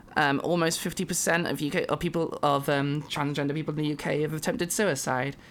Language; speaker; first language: English; native; English